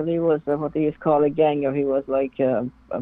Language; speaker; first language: English; native; English